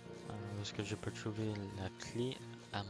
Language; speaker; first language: French; non-native, learner; English